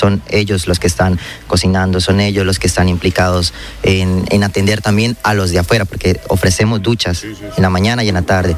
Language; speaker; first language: Spanish; native; Spanish